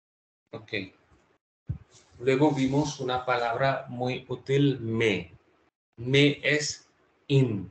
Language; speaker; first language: Spanish; non-native, fluent; Hindi